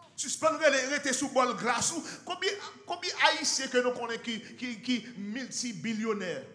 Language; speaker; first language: French; non-native, learner; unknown